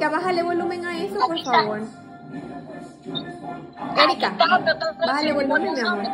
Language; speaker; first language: Spanish; native; Spanish